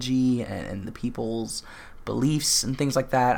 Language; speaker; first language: English; native; English